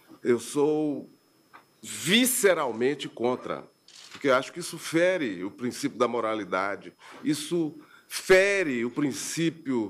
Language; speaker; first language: Portuguese; native; Portuguese